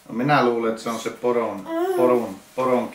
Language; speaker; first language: Finnish; non-native, local second language; Swedish